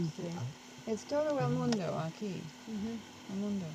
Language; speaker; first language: Spanish; non-native, learner; English